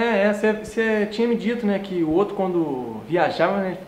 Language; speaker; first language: Portuguese; native; Portuguese